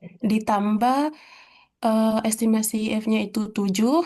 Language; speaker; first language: Indonesian; native; Indonesian